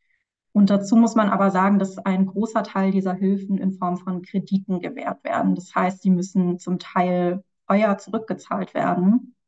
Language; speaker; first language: German; native; German